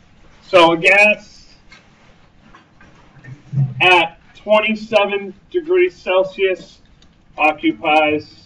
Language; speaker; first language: English; native; English